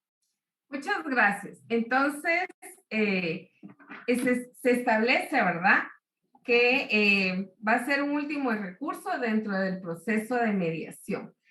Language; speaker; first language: Spanish; native; Spanish